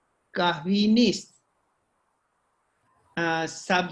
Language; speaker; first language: Persian; non-native, learner; Urdu